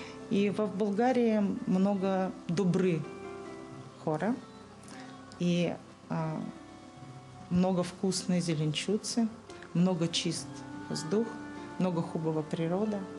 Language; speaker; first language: Bulgarian; non-native, learner; Russian